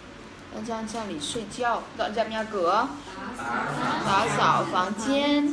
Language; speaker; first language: Chinese; non-native, fluent; Vietnamese